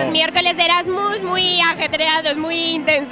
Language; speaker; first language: Spanish; native; Spanish